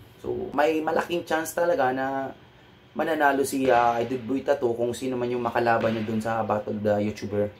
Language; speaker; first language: Filipino; non-native, local second language; Cebuano